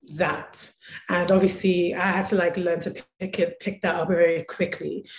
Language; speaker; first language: English; native; English